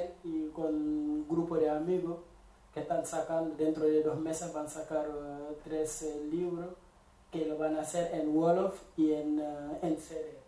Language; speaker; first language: Spanish; non-native, fluent; Wolof